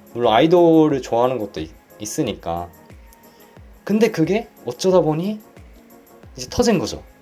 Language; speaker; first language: Korean; non-native, fluent; Japanese